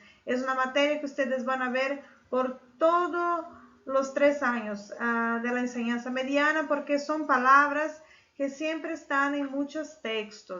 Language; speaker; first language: Spanish; non-native, fluent; Portuguese